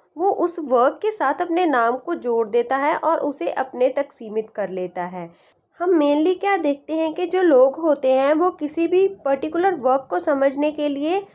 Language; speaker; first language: Hindi; native; Hindi